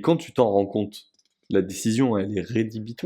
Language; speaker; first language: French; native; French